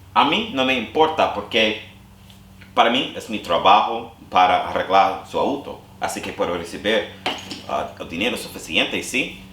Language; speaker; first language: Spanish; non-native, learner; English